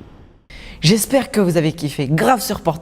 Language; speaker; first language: French; native; French